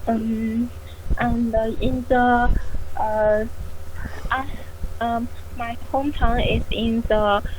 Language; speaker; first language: English; non-native, learner; Chinese